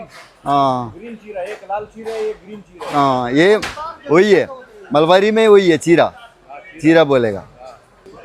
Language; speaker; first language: Hindi; non-native, local second language; Malayalam